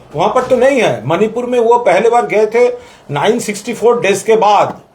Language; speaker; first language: Hindi; non-native, local second language; Bangla